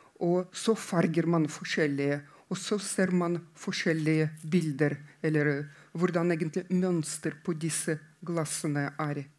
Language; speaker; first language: Norwegian; non-native, fluent; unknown